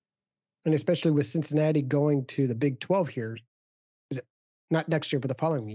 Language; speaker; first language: English; native; English